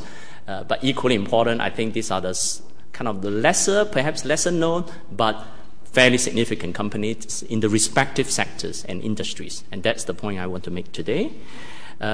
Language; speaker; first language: English; non-native, local second language; Cantonese